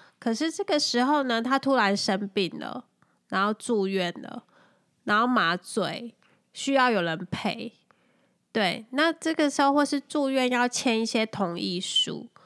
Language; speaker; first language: Chinese; native; Chinese